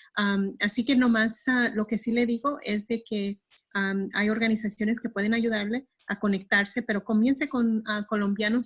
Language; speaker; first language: Spanish; early bilingual, heritage; Spanish